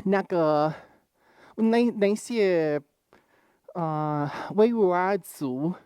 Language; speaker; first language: Chinese; non-native, fluent; English